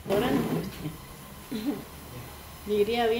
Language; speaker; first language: Spanish; native; Spanish